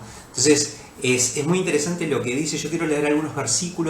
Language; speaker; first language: Spanish; native; Spanish